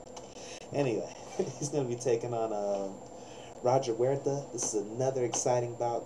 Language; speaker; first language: English; native; English